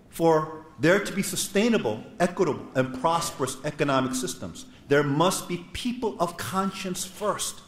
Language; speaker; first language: English; non-native, fluent; Korean